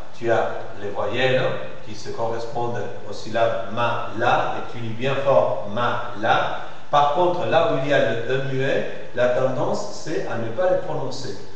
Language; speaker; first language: French; non-native, fluent; Spanish